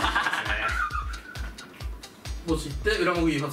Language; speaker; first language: Japanese; native; Japanese